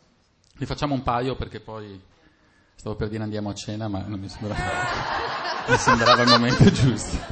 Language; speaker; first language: Italian; native; Italian